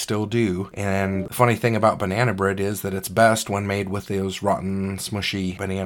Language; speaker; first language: English; native; English